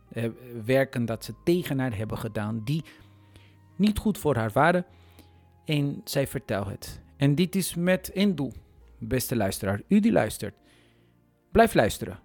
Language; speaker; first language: Dutch; non-native, fluent; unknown